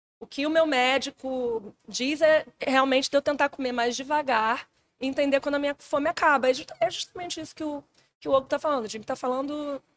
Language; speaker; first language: Portuguese; native; Portuguese